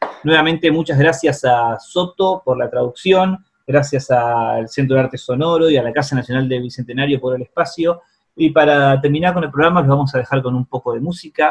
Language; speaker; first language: Spanish; native; Spanish